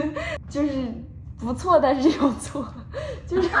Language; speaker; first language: Chinese; early bilingual, heritage; Chinese